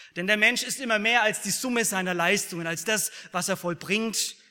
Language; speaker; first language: German; native; German